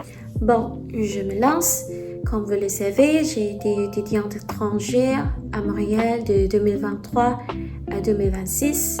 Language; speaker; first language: French; non-native, learner; Filipino